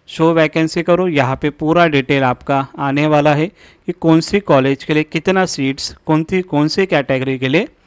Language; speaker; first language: Hindi; non-native, local second language; Marathi